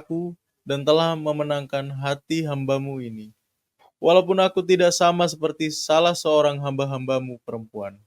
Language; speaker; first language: Indonesian; native; Indonesian